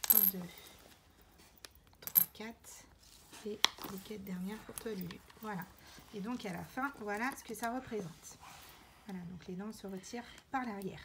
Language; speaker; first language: French; native; French